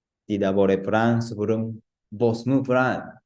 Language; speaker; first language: Indonesian; non-native, fluent; Japanese